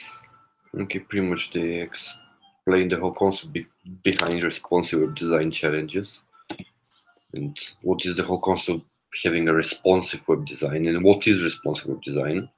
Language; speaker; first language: English; non-native, fluent; Korean